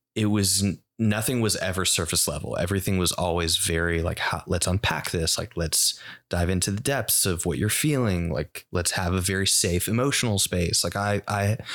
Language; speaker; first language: English; early bilingual, other home language; Spanish